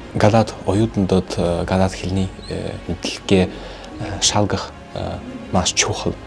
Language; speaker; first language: Mongolian; non-native, learner; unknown